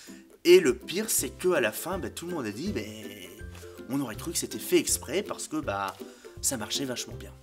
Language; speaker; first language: French; native; French